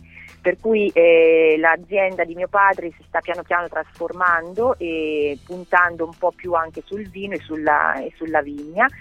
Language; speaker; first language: Italian; native; Italian